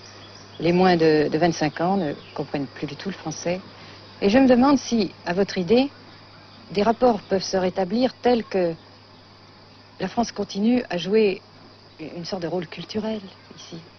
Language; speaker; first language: French; native; French